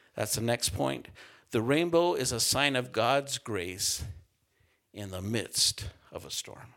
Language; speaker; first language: English; native; English